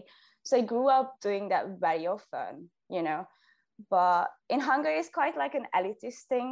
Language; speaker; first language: English; non-native, fluent; Hungarian